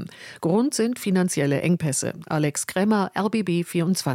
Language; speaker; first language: German; native; German